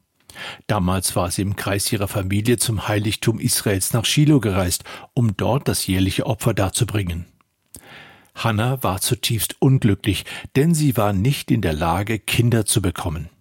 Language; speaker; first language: German; native; German